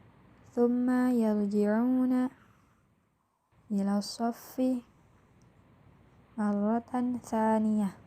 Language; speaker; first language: Arabic; non-native, fluent; Indonesian